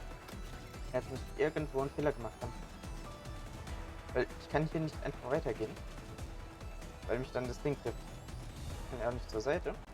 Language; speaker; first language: German; native; German